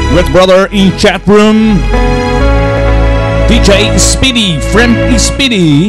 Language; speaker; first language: English; non-native, learner; Portuguese